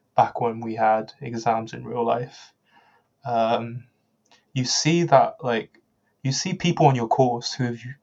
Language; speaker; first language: English; native; English